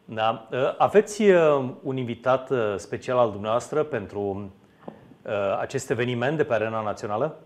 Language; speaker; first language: Romanian; native; Romanian